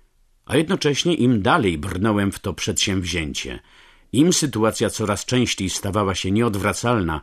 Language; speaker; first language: Polish; native; Polish